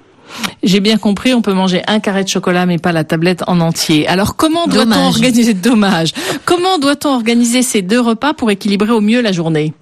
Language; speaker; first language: French; native; French